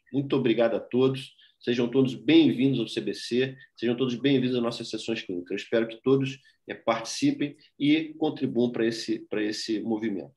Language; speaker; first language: Portuguese; native; Portuguese